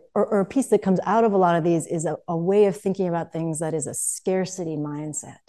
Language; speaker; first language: English; native; English